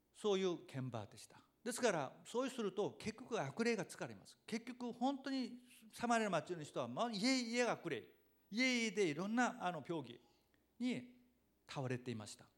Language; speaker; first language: Japanese; non-native, fluent; Korean